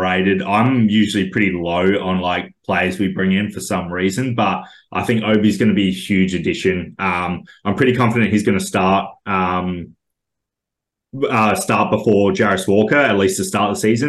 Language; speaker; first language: English; native; English